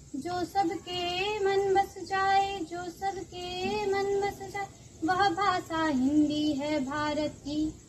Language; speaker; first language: Hindi; native; Hindi